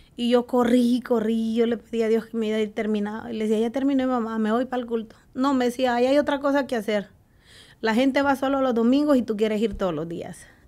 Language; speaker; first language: Spanish; native; Spanish